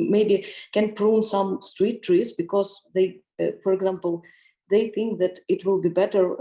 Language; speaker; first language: English; non-native, learner; Ukrainian